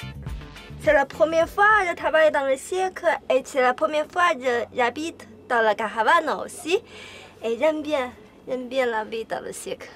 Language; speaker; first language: French; non-native, learner; Chinese